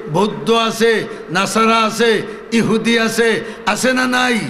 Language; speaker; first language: Bangla; non-native, local second language; Sylheti